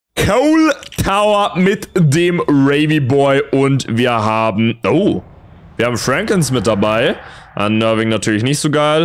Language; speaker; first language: German; native; German